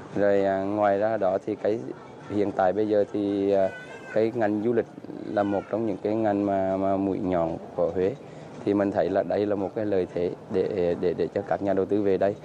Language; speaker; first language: Vietnamese; native; Vietnamese